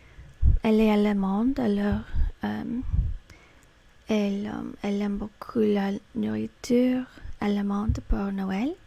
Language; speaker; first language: French; non-native, fluent; English